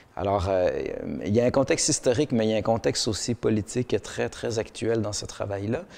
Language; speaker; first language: French; early bilingual, other home language; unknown